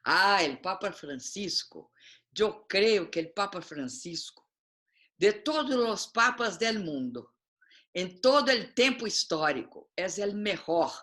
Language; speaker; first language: Spanish; non-native, learner; Portuguese